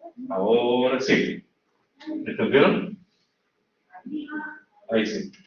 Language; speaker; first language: Spanish; native; Spanish